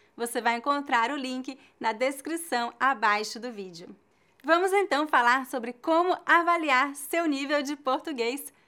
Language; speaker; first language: Portuguese; native; Portuguese